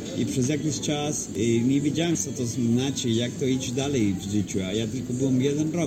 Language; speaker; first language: Polish; non-native, fluent; Spanish